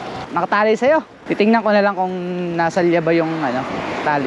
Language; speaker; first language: Filipino; native; Filipino